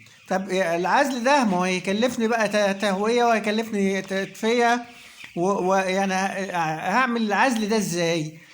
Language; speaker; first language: Arabic; native; Arabic